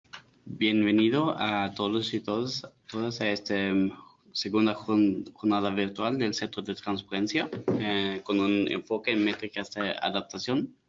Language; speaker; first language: Spanish; non-native, fluent; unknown